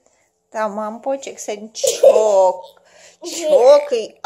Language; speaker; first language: Turkish; non-native, learner; Russian